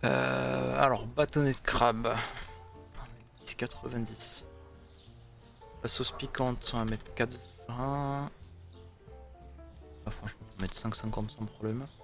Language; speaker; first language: French; native; French